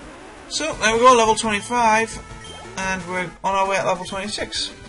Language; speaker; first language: English; native; English